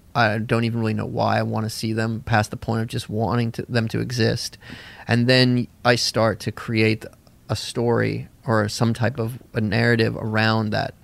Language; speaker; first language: English; native; English